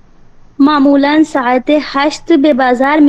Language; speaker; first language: Persian; non-native, learner; Urdu